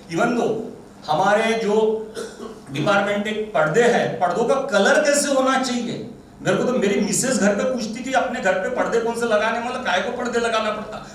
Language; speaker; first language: Hindi; non-native, local second language; Marathi